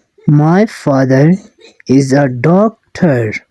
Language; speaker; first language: English; non-native, learner; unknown